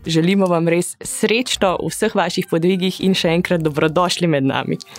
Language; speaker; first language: Slovenian; early bilingual, heritage; Slovenian